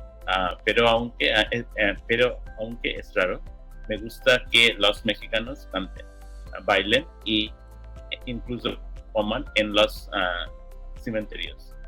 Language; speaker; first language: Spanish; non-native, learner; English